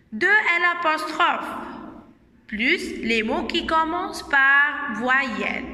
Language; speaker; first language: French; non-native, fluent; Arabic